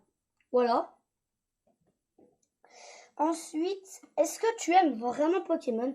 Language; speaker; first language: French; native; French